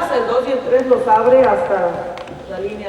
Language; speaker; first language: Spanish; native; Spanish